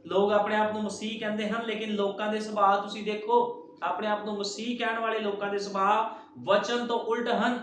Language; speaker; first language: Hindi; non-native, local second language; Punjabi